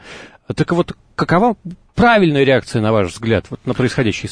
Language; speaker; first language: Russian; native; Russian